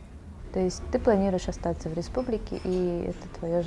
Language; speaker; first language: Russian; native; Russian